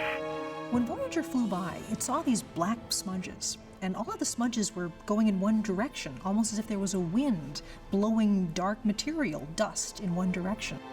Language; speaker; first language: English; native; English